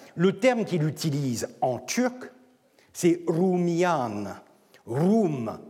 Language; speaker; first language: French; non-native, fluent; Turkish